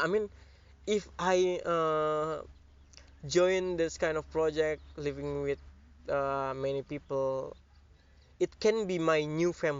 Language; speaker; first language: English; non-native, learner; Indonesian